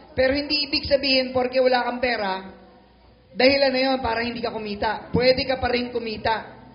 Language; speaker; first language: Filipino; native; Filipino